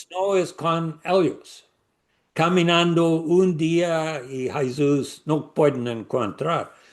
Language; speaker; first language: Spanish; non-native, learner; English